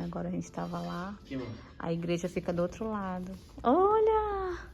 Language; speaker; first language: Portuguese; native; Portuguese